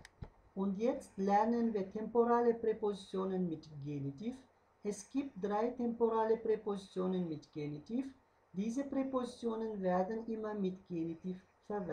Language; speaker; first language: German; non-native, fluent; Uzbek